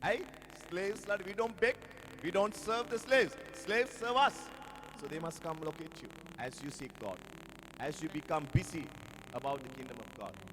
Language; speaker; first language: English; non-native, local second language; Sinhala